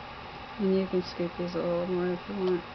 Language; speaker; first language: English; native; English